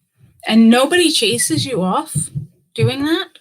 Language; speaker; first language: English; native; English